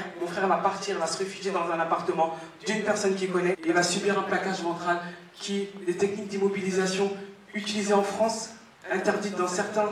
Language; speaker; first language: French; native; French